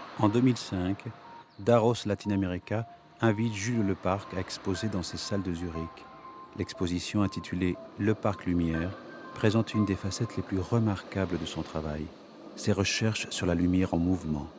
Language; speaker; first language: French; native; French